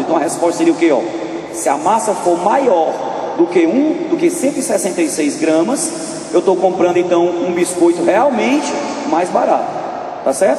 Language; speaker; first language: Portuguese; native; Portuguese